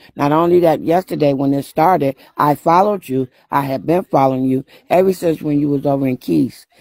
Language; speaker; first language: English; native; English